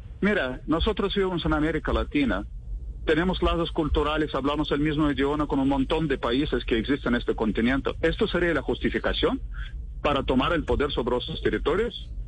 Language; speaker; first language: Spanish; non-native, fluent; Russian